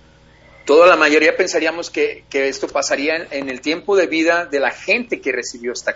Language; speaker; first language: Spanish; native; Spanish